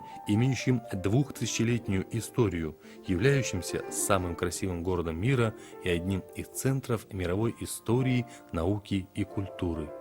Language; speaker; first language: Russian; native; Russian